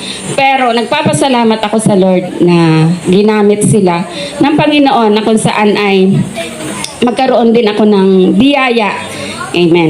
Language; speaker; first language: Filipino; native; Filipino